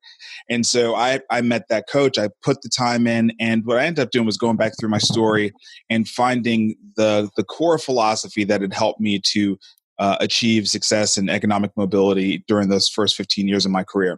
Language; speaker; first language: English; native; English